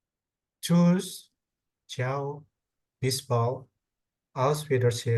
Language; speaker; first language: German; non-native, learner; Indonesian